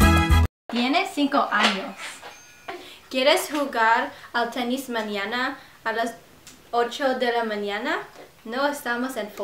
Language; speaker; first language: Spanish; non-native, learner; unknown